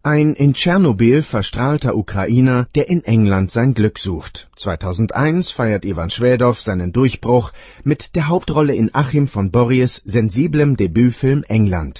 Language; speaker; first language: German; native; German